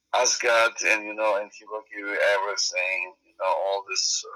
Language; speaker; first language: English; non-native, fluent; Ukrainian